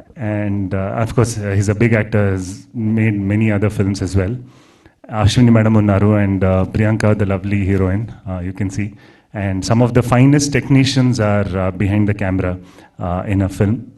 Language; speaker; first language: English; non-native, local second language; Telugu